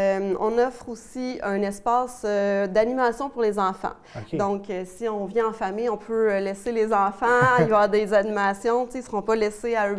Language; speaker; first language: French; native; French